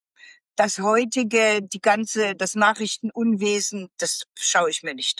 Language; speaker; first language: German; native; German